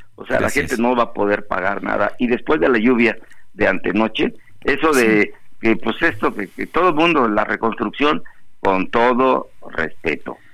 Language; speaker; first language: Spanish; native; Spanish